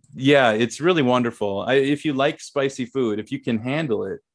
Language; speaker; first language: English; native; English